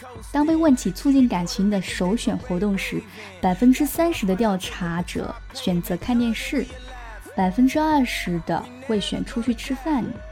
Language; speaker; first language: Chinese; native; Chinese